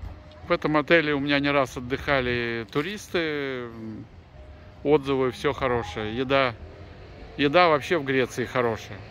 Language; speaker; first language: Russian; native; Russian